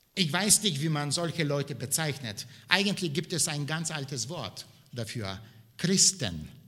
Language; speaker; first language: German; non-native, fluent; Bulgarian